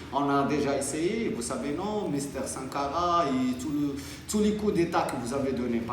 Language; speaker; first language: French; non-native, local second language; Arabic